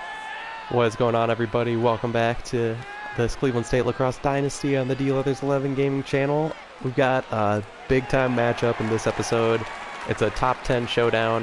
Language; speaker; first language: English; native; English